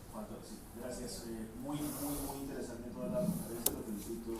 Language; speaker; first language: Spanish; native; Spanish